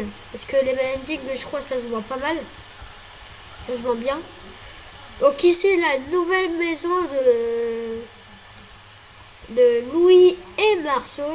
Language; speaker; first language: French; native; French